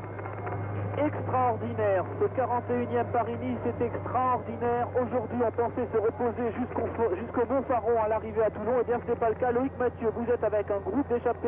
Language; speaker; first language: French; native; French